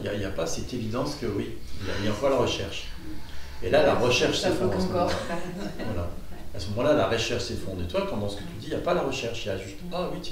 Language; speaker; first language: French; native; French